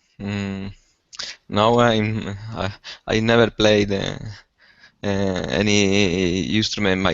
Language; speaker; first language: English; non-native, learner; Spanish